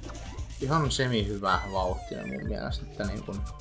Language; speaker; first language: Finnish; native; Finnish